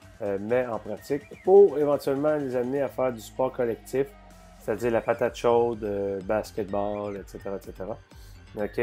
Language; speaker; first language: French; native; French